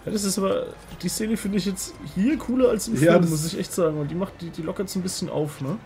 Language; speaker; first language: German; native; German